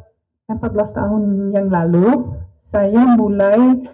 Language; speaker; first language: Indonesian; non-native, learner; Dutch